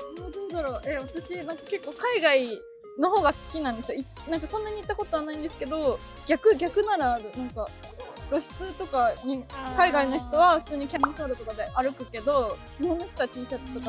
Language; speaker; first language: Japanese; native; Japanese